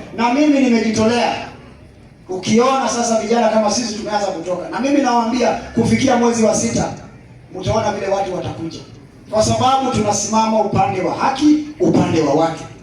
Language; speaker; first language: Swahili; native; Swahili